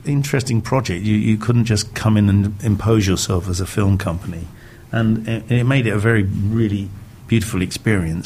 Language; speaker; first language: English; native; English